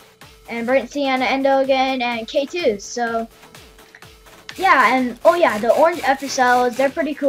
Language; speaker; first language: English; native; English